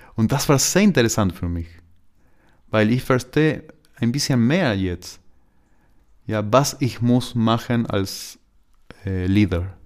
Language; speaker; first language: German; non-native, learner; Spanish